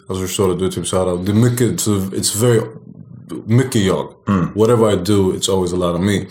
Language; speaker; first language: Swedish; early bilingual, other home language; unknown